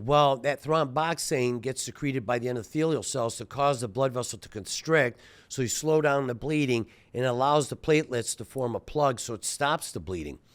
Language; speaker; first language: English; native; English